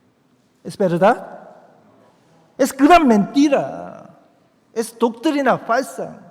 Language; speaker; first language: Spanish; non-native, fluent; Korean